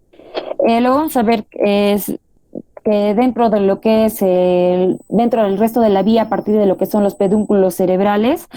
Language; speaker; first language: Spanish; native; Spanish